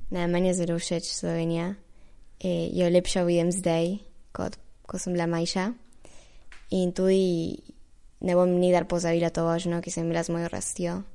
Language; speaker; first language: Slovenian; early bilingual, heritage; Slovenian